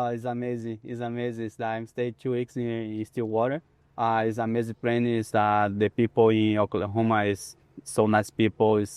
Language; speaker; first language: English; non-native, learner; Portuguese